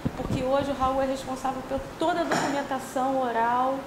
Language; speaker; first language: Portuguese; native; Portuguese